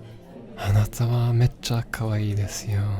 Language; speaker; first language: Japanese; non-native, learner; English